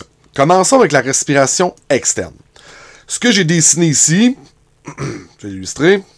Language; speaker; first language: French; native; French